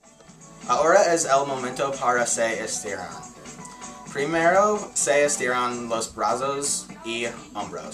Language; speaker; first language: Spanish; non-native, learner; English